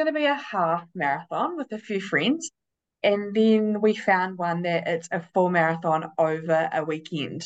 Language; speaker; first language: English; native; English